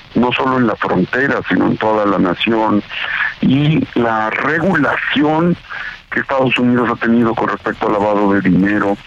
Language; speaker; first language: Spanish; native; Spanish